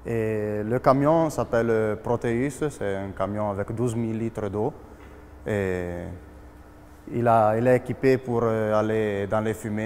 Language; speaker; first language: French; non-native, fluent; Italian